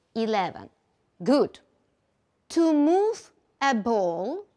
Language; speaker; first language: English; non-native, fluent; Ukrainian